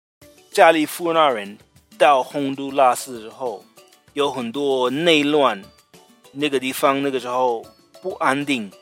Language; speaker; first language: Chinese; non-native, fluent; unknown